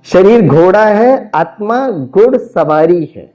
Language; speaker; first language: Hindi; non-native, local second language; Malayalam